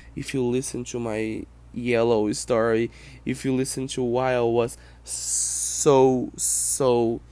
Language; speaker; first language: English; non-native, fluent; Portuguese